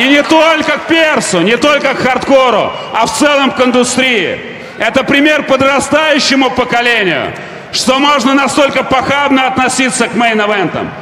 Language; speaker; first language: Russian; native; Russian